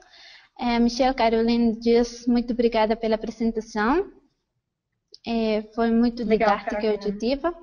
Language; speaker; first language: Portuguese; non-native, fluent; Spanish